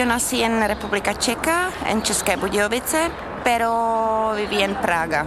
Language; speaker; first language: Spanish; non-native, fluent; Czech